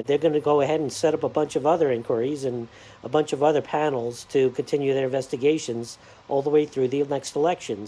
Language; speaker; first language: English; native; English